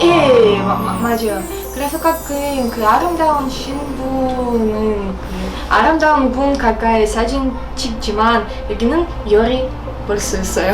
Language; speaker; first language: Korean; non-native, learner; Russian